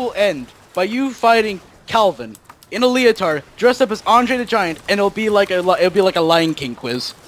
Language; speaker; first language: English; native; English